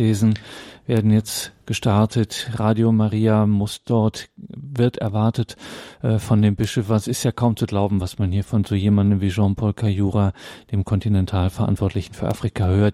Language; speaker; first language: German; native; German